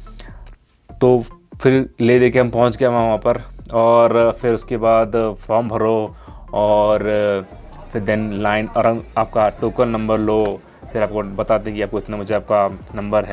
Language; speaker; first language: Hindi; native; Hindi